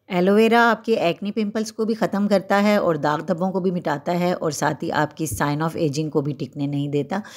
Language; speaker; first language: Hindi; native; Hindi